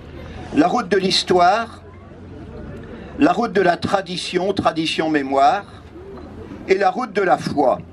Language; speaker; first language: French; native; French